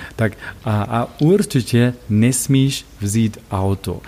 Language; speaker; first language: Czech; non-native, learner; German